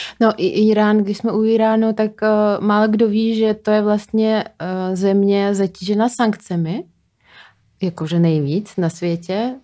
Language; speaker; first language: Czech; non-native, fluent; Slovak